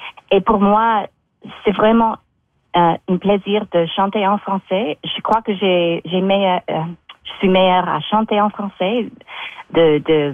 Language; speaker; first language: French; non-native, local second language; English